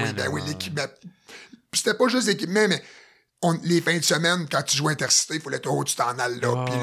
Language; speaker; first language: French; native; French